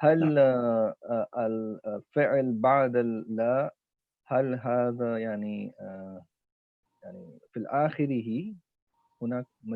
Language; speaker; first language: Arabic; non-native, learner; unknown